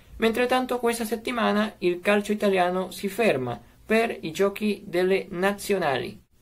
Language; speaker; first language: Italian; non-native, fluent; Spanish